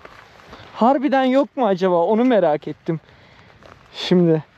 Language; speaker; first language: Turkish; native; Turkish